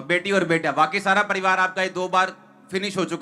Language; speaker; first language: Hindi; native; Hindi